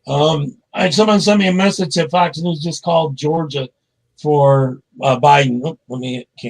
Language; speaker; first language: English; native; English